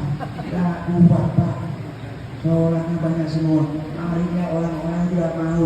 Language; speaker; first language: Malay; non-native, local second language; Javanese